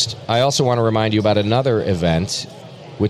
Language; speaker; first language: English; native; English